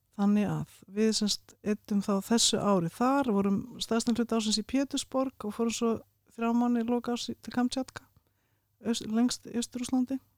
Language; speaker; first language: Icelandic; early bilingual, other home language; Russian